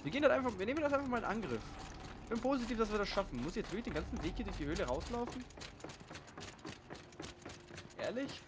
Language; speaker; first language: German; native; German